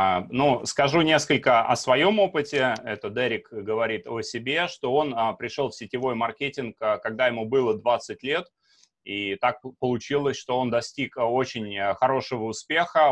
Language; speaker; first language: Russian; native; Russian